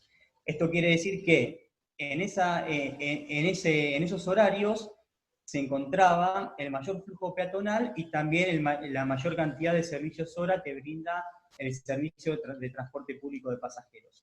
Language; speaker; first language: Spanish; native; Spanish